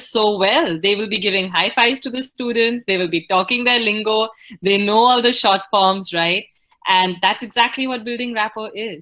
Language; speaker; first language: English; non-native, local second language; Hindi